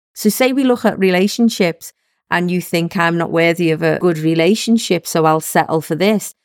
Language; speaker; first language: English; native; English